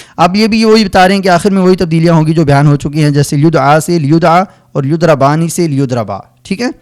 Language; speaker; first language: Urdu; native; Urdu